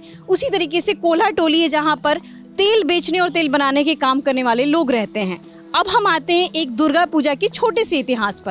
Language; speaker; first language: Hindi; native; Hindi